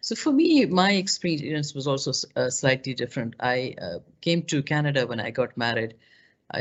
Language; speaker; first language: English; non-native, local second language; Pashto